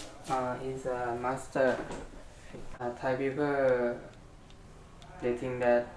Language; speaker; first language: English; non-native, learner; Thai